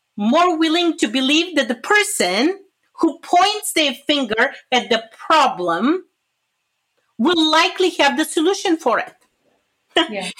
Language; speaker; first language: English; non-native, fluent; Bulgarian